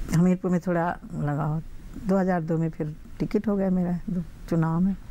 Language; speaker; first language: Hindi; native; Hindi